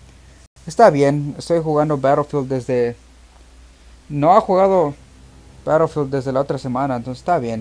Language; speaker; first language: Spanish; early bilingual, heritage; Spanish